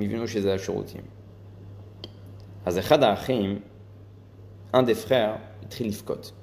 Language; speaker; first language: Hebrew; non-native, fluent; French